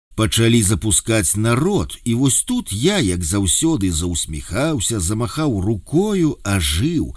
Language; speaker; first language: Belarusian; native; Belarusian